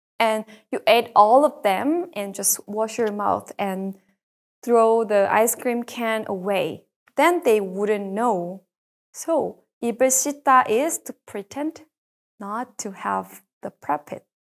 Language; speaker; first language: English; non-native, fluent; Korean